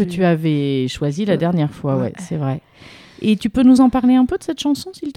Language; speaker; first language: French; native; French